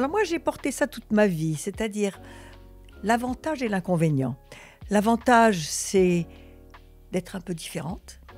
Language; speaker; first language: French; early bilingual, other home language; Russian